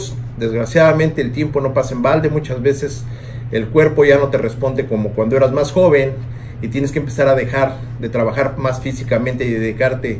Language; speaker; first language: Spanish; native; Spanish